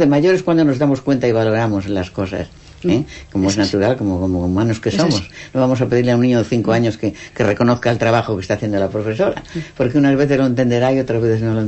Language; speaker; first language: Spanish; native; Spanish